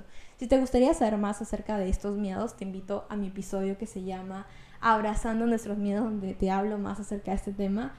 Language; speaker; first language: Spanish; native; Spanish